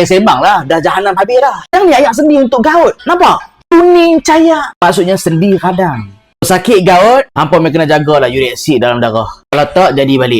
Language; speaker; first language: Malay; native; Malay